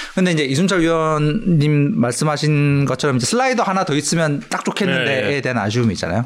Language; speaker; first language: Korean; native; Korean